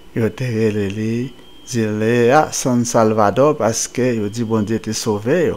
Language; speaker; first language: French; non-native, local second language; Haitian Creole